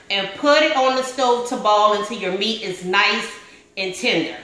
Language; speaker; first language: English; native; English